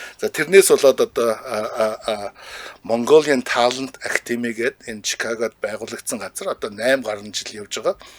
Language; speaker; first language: Mongolian; native; Mongolian